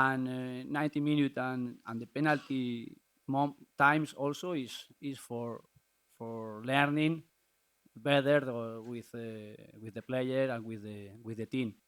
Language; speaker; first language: English; non-native, learner; Spanish